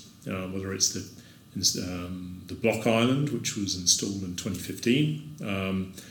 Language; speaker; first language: English; native; English